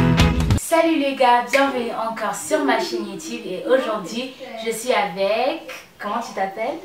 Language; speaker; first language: French; non-native, local second language; Kinyarwanda